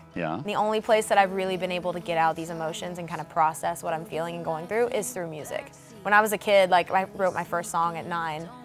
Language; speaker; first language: English; native; English